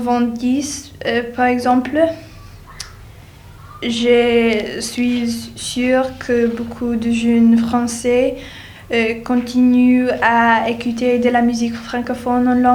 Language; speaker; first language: French; non-native, learner; English